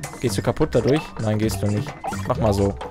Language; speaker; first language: German; native; German